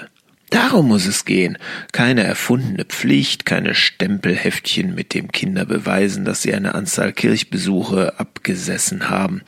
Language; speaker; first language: German; native; German